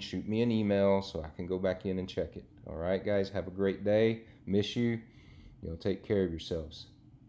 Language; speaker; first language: English; native; English